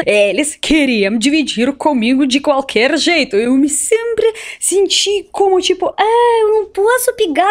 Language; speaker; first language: Portuguese; non-native, learner; Russian